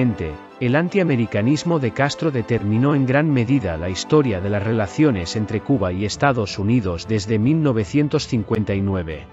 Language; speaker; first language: Spanish; native; Spanish